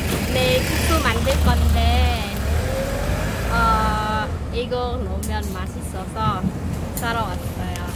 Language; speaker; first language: Korean; non-native, fluent; Khmer